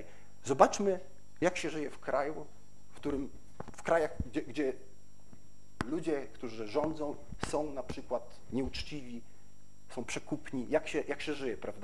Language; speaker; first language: Polish; native; Polish